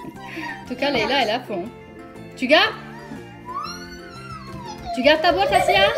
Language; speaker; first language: French; native; French